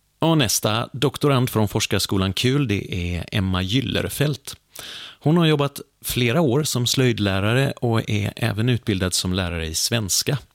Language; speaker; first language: Swedish; native; Swedish